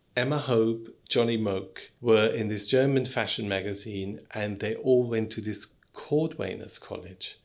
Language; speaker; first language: English; non-native, fluent; German